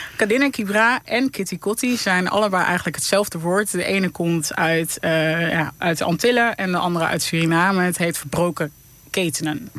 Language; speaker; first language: Dutch; early bilingual, other home language; Papiamento